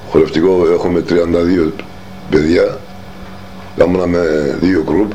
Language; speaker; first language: Greek; non-native, local second language; Turkish